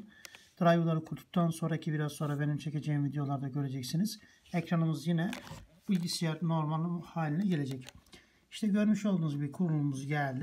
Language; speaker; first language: Turkish; native; Turkish